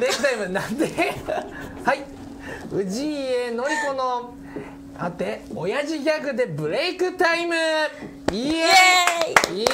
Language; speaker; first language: Japanese; native; Japanese